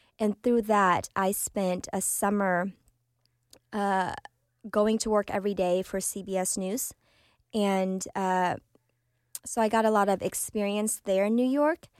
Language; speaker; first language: English; early bilingual, other home language; Vietnamese